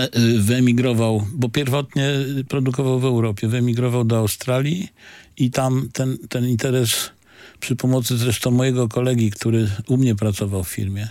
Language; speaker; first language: Polish; native; Polish